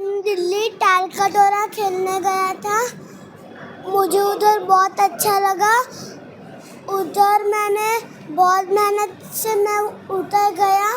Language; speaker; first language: Hindi; non-native, local second language; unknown